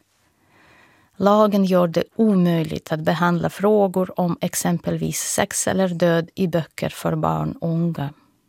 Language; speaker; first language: Swedish; non-native, fluent; Russian